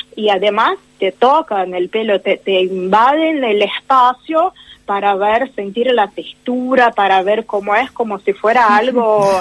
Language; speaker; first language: Spanish; non-native, fluent; Portuguese